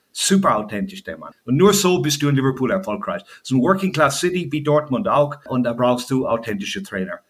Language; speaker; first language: German; non-native, fluent; English